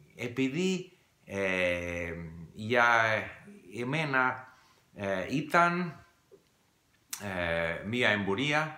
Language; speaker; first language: Greek; non-native, learner; English